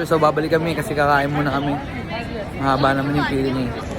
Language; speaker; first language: Filipino; native; Filipino